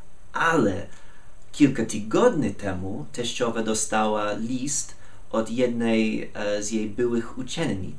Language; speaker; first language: Polish; non-native, fluent; English